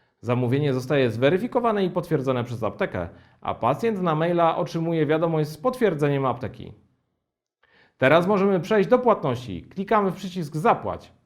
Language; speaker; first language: Polish; native; Polish